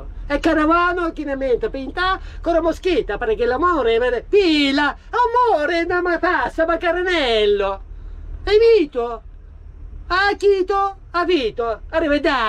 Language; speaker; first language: Italian; non-native, learner; Turkish